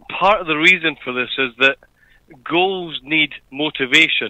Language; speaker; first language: English; native; English